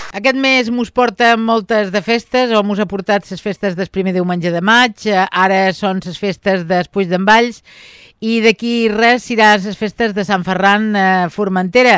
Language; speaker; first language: Catalan; native; Catalan